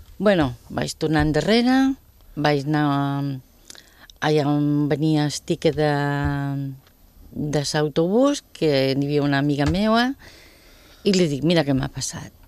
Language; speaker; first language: Catalan; non-native, local second language; Spanish